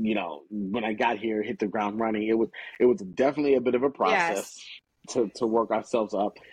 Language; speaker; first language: English; native; English